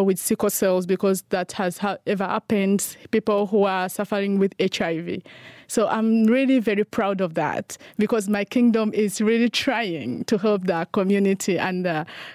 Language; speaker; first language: English; non-native, local second language; Ganda